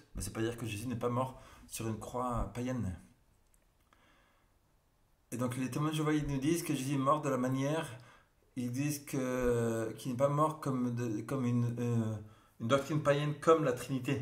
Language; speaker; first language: French; native; French